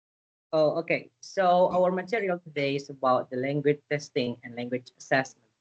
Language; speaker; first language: English; non-native, learner; Indonesian